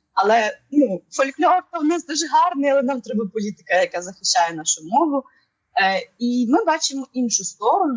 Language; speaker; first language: Ukrainian; non-native, local second language; Russian